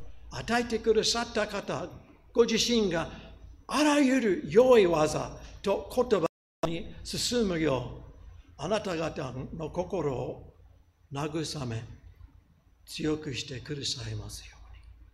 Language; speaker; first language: Japanese; non-native, fluent; English